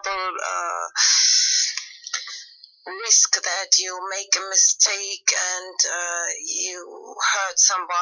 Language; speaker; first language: English; non-native, fluent; German